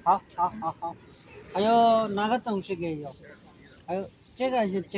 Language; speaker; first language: Chinese; non-native, learner; Bangla